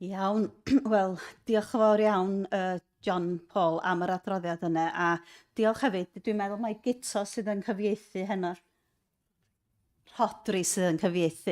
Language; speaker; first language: Welsh; native; Welsh